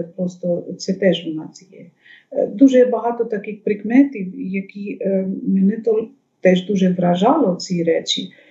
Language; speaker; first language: Ukrainian; non-native, fluent; Bangla